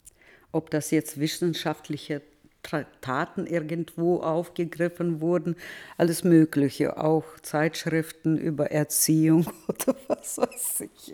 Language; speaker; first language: German; early bilingual, heritage; German